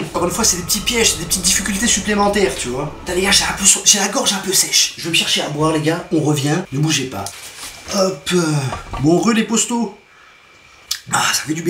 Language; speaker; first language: French; native; French